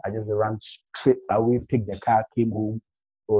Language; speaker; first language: English; non-native, local second language; Akan